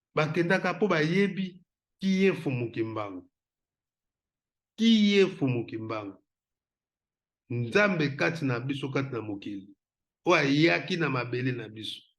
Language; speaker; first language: Lingala; non-native, local second language; Kongo